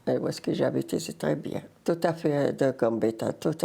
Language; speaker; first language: French; non-native, learner; Riffian